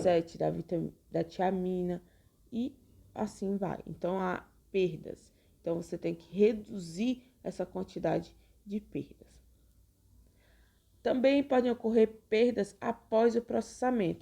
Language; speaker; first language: Portuguese; native; Portuguese